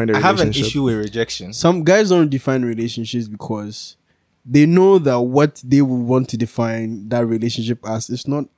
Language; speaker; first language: English; non-native, local second language; Akan